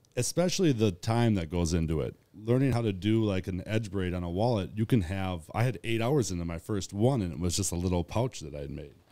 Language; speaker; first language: English; native; English